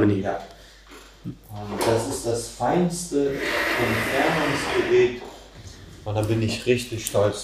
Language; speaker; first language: German; non-native, fluent; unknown